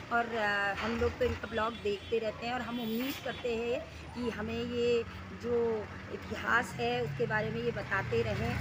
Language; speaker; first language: Hindi; native; Hindi